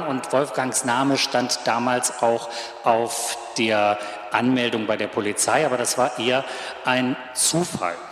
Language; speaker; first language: German; native; German